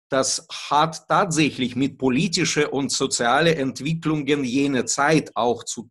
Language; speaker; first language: German; non-native, fluent; Russian